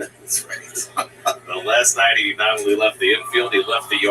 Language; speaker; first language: English; native; English